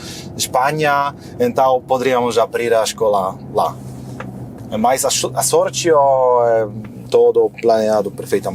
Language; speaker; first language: Portuguese; non-native, fluent; Polish